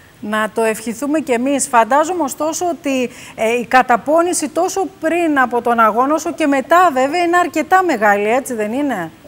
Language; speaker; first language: Greek; native; Greek